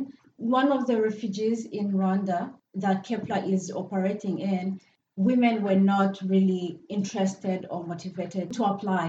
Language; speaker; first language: English; non-native, local second language; Kinyarwanda